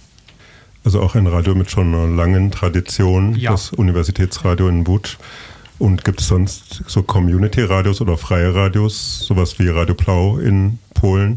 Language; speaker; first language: German; native; German